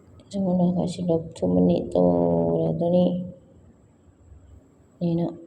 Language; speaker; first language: Thai; non-native, local second language; Lao